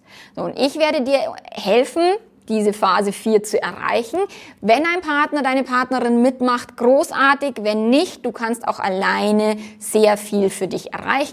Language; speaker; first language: German; native; German